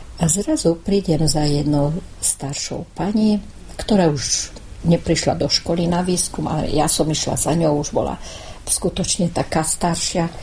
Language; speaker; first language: Slovak; early bilingual, heritage; Slovak